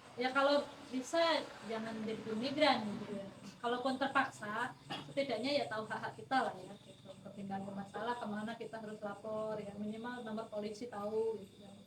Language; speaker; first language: Indonesian; native; Indonesian